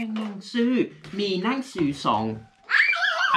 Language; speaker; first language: Thai; non-native, learner; Dutch